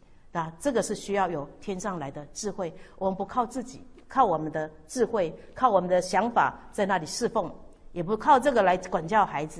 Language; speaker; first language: Chinese; native; Chinese